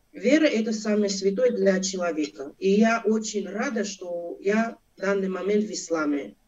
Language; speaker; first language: Russian; non-native, local second language; Armenian